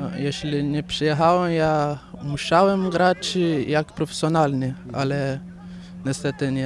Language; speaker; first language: Polish; non-native, learner; Portuguese